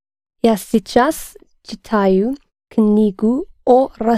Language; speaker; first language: Russian; non-native, learner; English